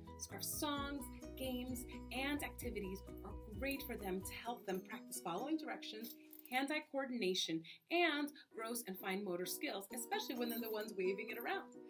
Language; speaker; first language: English; native; English